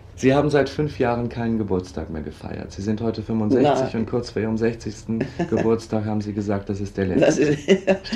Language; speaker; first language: German; native; German